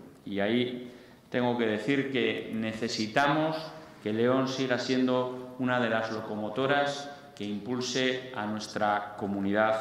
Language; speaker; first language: Spanish; native; Spanish